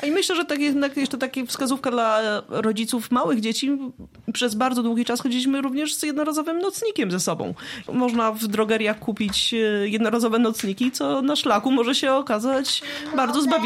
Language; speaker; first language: Polish; native; Polish